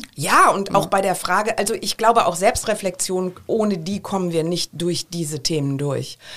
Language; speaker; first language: German; native; German